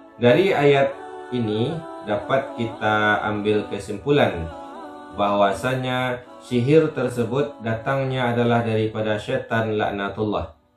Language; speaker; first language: Malay; non-native, local second language; Minangkabau